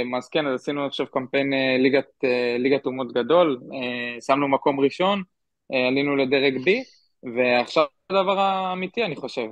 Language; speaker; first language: Hebrew; native; Hebrew